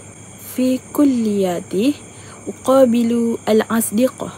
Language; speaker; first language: Arabic; non-native, learner; Malay